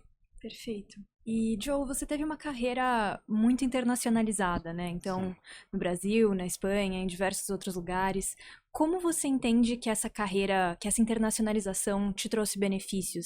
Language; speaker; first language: Portuguese; native; Portuguese